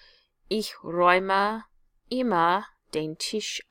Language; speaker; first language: German; non-native, fluent; English